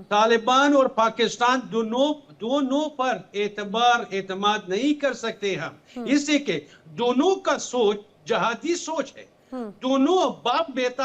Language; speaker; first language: Hindi; non-native, fluent; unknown